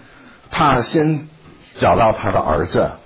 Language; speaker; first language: Chinese; non-native, fluent; English